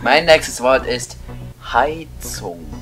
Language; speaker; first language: German; native; German